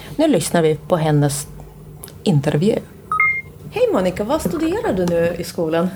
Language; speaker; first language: Swedish; non-native, fluent; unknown